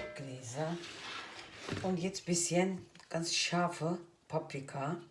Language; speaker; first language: German; non-native, learner; Turkish